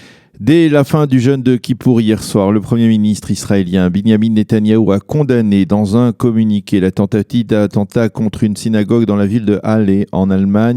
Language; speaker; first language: French; native; French